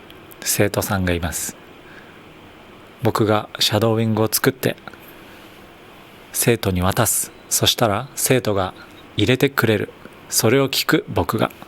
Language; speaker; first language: Japanese; native; Japanese